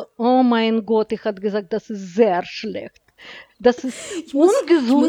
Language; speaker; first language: German; non-native, learner; Russian